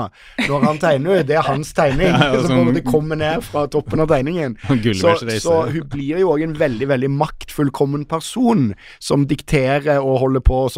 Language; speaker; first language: Norwegian; native; Norwegian